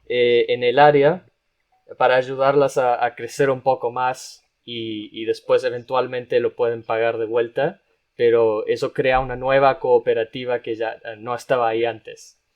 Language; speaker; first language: Spanish; non-native, fluent; English